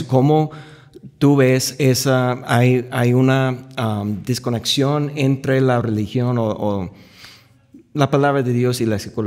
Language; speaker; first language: Spanish; non-native, fluent; English